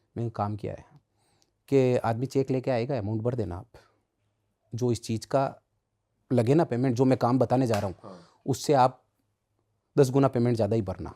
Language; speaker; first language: Hindi; native; Hindi